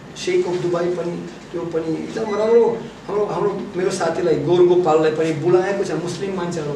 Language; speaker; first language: Nepali; non-native, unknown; Russian